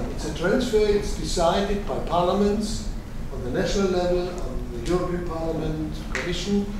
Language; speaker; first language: English; non-native, fluent; German